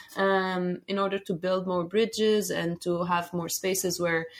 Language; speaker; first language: English; non-native, fluent; Arabic